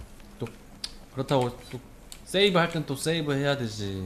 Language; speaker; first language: Korean; native; Korean